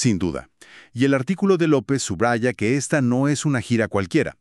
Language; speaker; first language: Spanish; native; Spanish